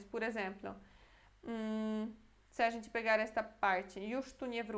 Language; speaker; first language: Portuguese; non-native, fluent; Polish